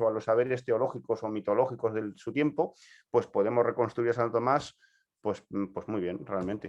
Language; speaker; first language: Spanish; native; Spanish